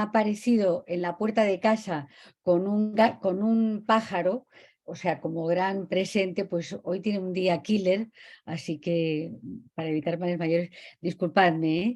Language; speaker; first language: Spanish; native; Spanish